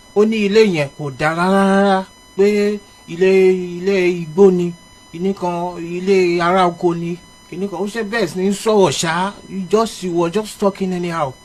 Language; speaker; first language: Yoruba; early bilingual, heritage; Yoruba